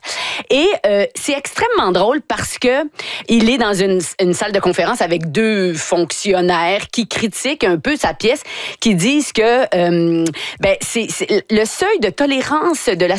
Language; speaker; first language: French; native; French